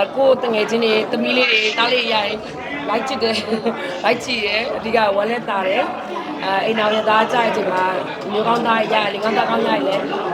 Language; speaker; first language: Burmese; non-native, local second language; Mon